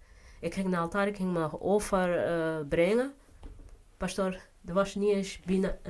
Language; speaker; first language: Dutch; non-native, fluent; Portuguese